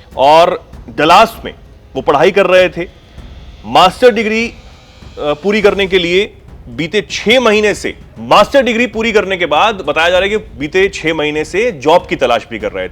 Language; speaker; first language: Hindi; native; Hindi